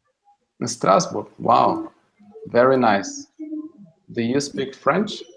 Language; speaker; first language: English; non-native, fluent; Russian